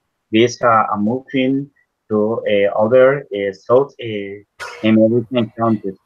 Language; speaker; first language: English; non-native, learner; Spanish